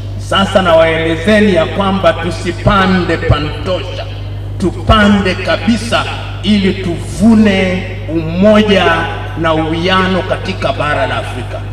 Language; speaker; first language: Swahili; non-native, local second language; Luo (Kenya and Tanzania)